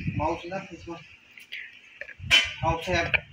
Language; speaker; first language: English; non-native, learner; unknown